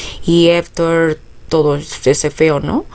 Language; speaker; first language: Spanish; non-native, fluent; Korean